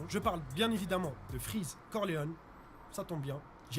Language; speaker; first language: French; native; French